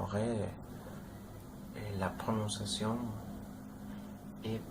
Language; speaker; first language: French; non-native, learner; Spanish